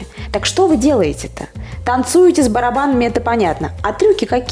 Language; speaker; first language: Russian; native; Russian